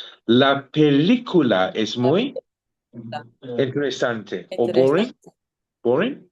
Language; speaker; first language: Spanish; non-native, learner; English